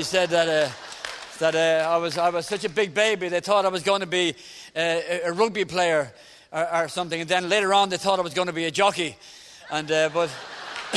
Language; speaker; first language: English; native; English